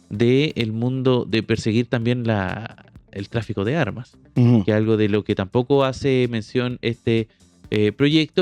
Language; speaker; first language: Spanish; native; Spanish